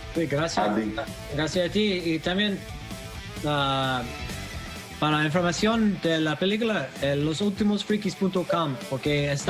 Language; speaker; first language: Spanish; non-native, fluent; English